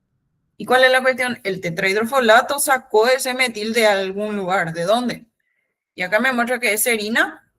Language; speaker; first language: Spanish; native; Spanish